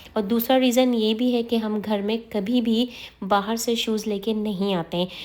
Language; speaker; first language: Urdu; native; Urdu